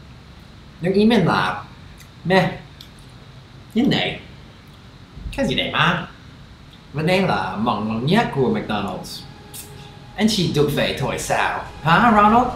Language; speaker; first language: Vietnamese; non-native, fluent; English